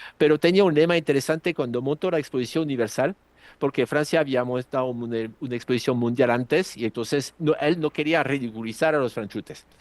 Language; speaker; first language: Spanish; non-native, fluent; French